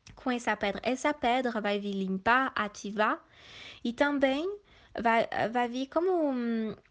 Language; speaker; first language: Portuguese; early bilingual, heritage; Portuguese